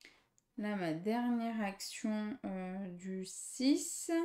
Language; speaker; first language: French; native; French